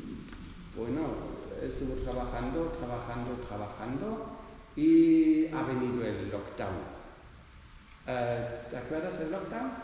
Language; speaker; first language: Spanish; non-native, learner; Dutch